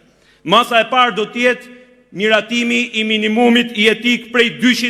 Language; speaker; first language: Albanian; native; Albanian